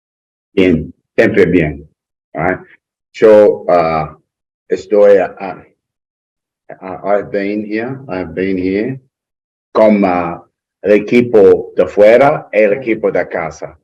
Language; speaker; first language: Spanish; non-native, learner; English